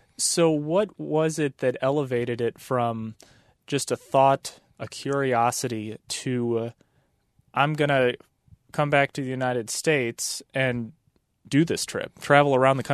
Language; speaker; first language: English; native; English